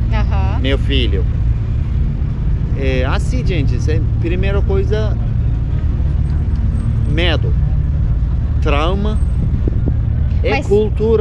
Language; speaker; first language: Portuguese; non-native, learner; Turkish